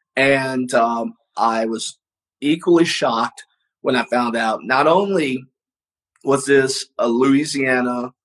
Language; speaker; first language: English; native; English